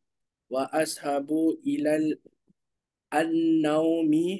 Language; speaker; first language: Arabic; non-native, learner; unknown